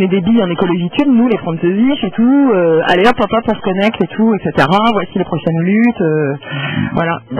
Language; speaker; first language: French; native; French